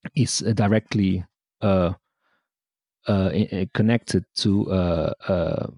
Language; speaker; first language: English; non-native, fluent; Spanish